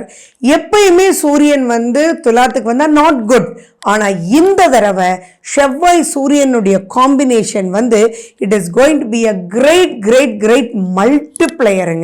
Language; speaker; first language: Tamil; native; Tamil